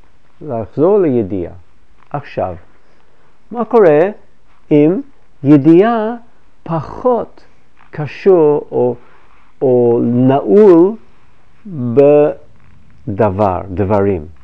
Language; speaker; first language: Hebrew; non-native, fluent; English